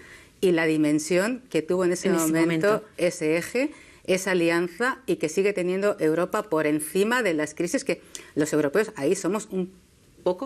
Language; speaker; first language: Spanish; native; Spanish